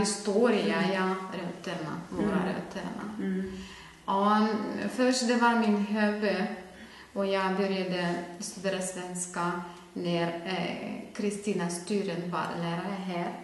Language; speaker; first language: Swedish; non-native, fluent; Ukrainian